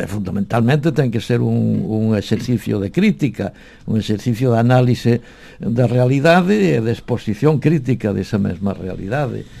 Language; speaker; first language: Galician; native; Galician